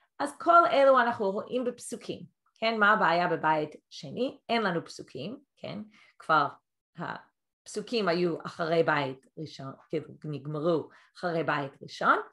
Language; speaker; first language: Hebrew; non-native, fluent; English